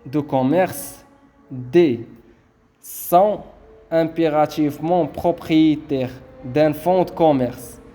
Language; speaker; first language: French; non-native, local second language; Arabic